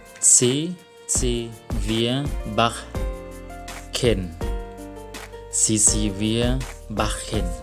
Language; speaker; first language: German; non-native, fluent; Thai